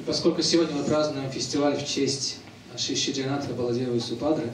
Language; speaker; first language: Russian; native; Russian